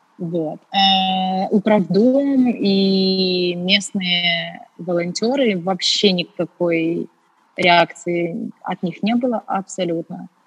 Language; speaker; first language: Russian; native; Russian